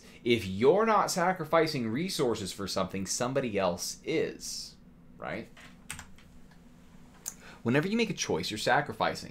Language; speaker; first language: English; native; English